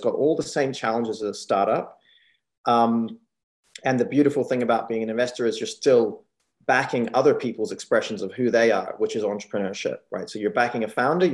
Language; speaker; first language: English; native; English